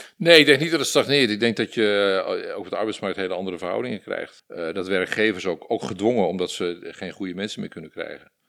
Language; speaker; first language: Dutch; native; Dutch